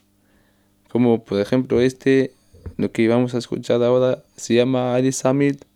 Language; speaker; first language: Spanish; non-native, learner; Arabic